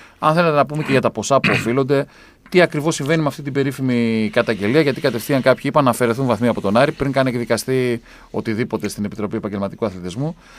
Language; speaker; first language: Greek; native; Greek